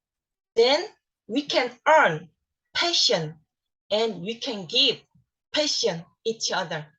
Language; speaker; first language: English; non-native, learner; Korean